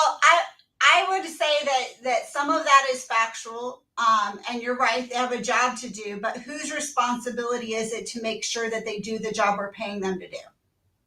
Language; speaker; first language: English; native; English